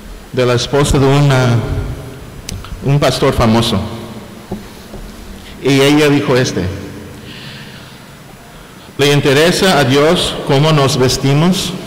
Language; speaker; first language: Spanish; non-native, fluent; English